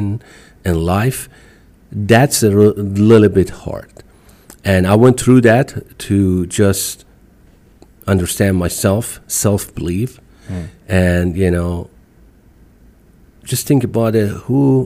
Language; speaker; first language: English; non-native, fluent; Persian